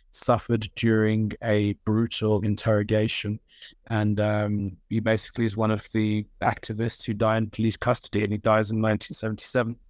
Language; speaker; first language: English; native; English